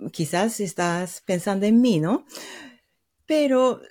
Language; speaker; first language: Spanish; non-native, fluent; Japanese